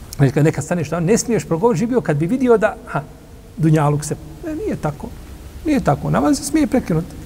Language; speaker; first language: Bosnian; native; Bosnian